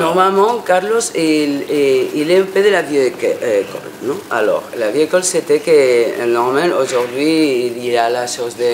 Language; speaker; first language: French; non-native, fluent; Spanish